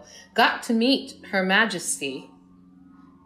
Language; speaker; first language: English; native; English